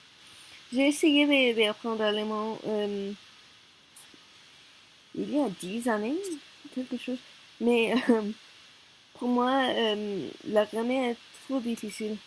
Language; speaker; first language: French; non-native, learner; Korean